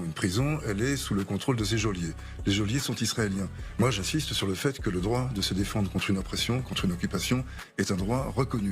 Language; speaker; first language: French; native; French